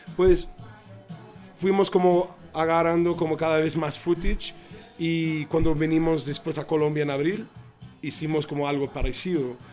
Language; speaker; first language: Spanish; non-native, fluent; English